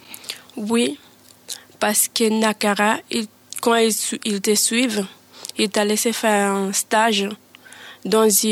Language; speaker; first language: French; non-native, learner; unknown